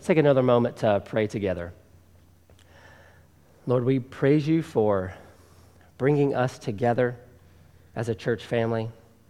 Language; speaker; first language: English; native; English